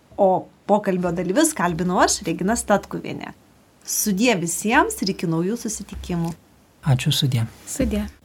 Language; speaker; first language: Lithuanian; native; Lithuanian